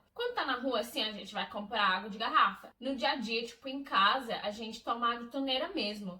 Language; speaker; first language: Portuguese; non-native, fluent; English